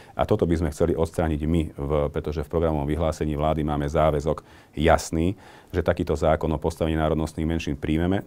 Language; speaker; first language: Slovak; non-native, local second language; Hungarian